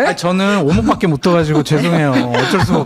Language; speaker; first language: Korean; native; Korean